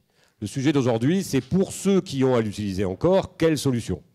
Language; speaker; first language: French; native; French